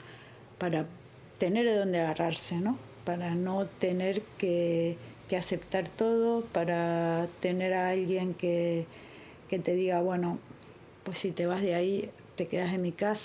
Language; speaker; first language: Spanish; native; Spanish